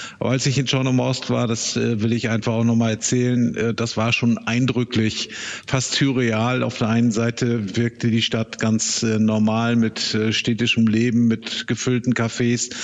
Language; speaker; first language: German; native; German